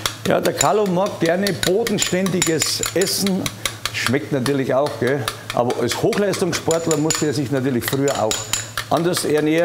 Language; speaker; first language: German; native; German